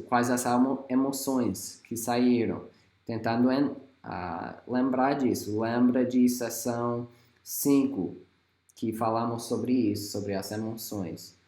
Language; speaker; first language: Portuguese; non-native, fluent; English